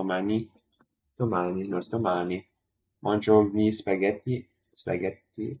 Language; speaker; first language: Italian; non-native, learner; English